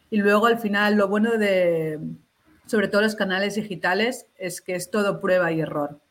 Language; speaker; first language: Spanish; native; Spanish